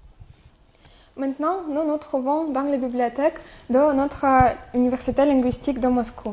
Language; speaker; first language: French; non-native, fluent; Russian